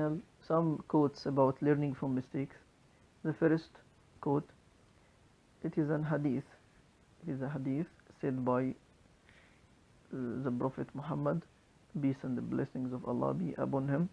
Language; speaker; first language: English; non-native, local second language; Arabic